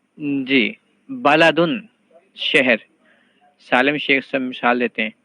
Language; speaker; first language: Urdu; native; Urdu